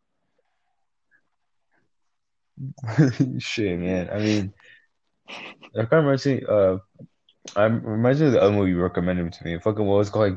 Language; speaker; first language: English; non-native, fluent; Spanish